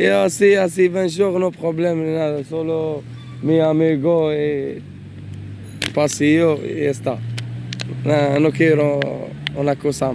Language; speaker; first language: Spanish; non-native, learner; Arabic